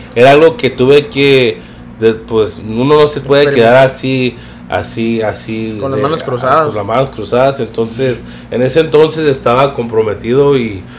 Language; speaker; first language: Spanish; early bilingual, heritage; Spanish